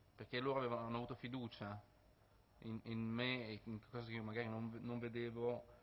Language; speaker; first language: Italian; native; Italian